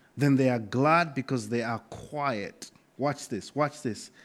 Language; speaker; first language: English; non-native, local second language; Nyanja